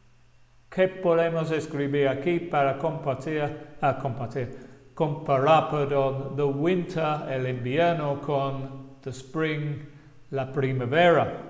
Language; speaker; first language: Spanish; non-native, fluent; English